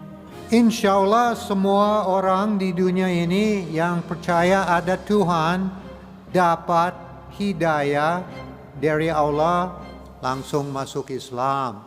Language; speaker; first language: Indonesian; non-native, learner; English